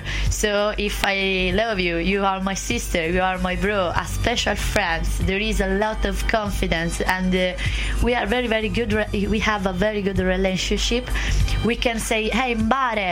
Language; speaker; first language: English; non-native, learner; Italian